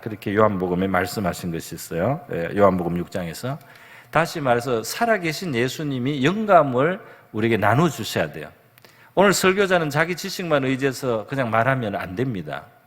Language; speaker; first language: Korean; native; Korean